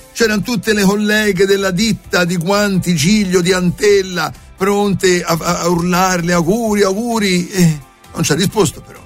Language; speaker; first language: Italian; native; Italian